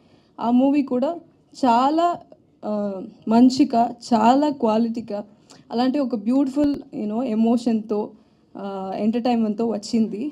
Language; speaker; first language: Telugu; non-native, learner; Tamil